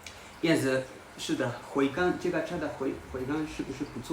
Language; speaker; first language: Chinese; non-native, learner; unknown